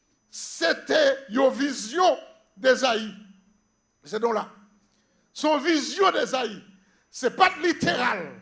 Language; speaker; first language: French; non-native, local second language; Haitian Creole